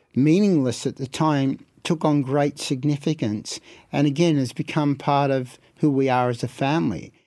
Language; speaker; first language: English; native; English